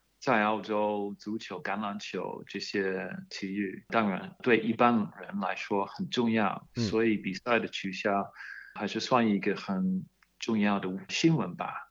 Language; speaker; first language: Chinese; non-native, fluent; English